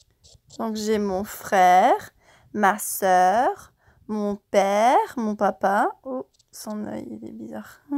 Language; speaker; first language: French; non-native, fluent; English